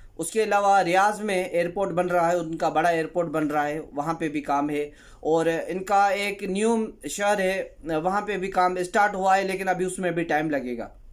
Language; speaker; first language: Urdu; non-native, local second language; Sindhi